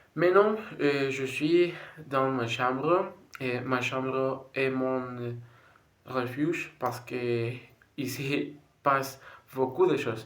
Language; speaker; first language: French; non-native, learner; Spanish